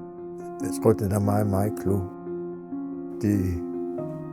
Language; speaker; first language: Danish; non-native, local second language; Kalaallisut